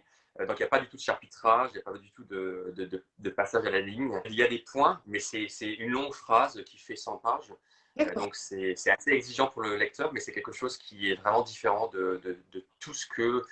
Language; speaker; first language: French; native; French